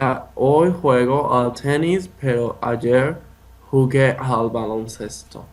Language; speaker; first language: Spanish; non-native, learner; English